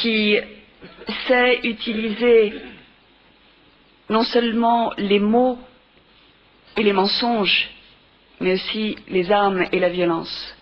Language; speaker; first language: French; non-native, fluent; Spanish